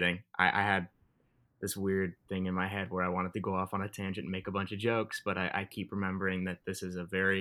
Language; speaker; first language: English; native; English